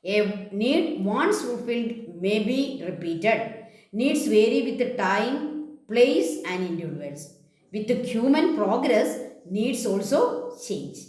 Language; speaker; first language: English; non-native, local second language; Malayalam